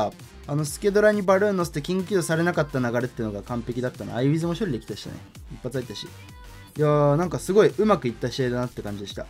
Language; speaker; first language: Japanese; native; Japanese